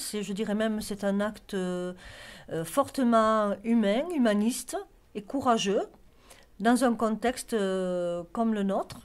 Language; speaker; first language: French; native; French